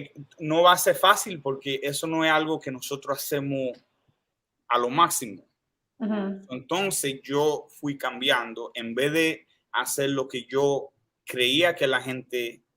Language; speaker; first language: Spanish; early bilingual, heritage; Spanish